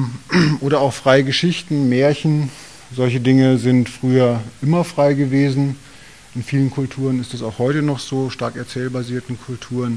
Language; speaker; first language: German; native; German